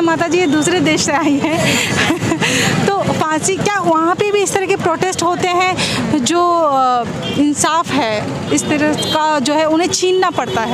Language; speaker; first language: Hindi; native; Hindi